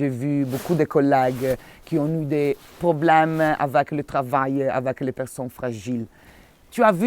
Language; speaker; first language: French; non-native, learner; Italian